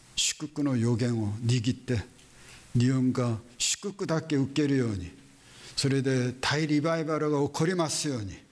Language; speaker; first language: Japanese; non-native, fluent; Korean